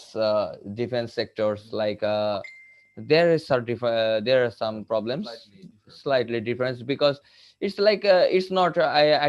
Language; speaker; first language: English; non-native, local second language; Bangla